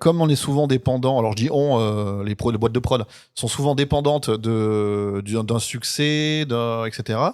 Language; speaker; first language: French; native; French